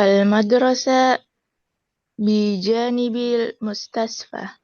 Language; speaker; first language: Arabic; non-native, learner; Indonesian